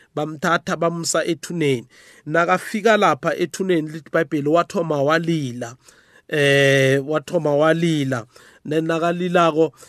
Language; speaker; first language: Zulu; non-native, local second language; South Ndebele